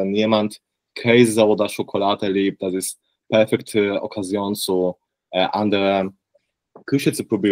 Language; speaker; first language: German; non-native, learner; Polish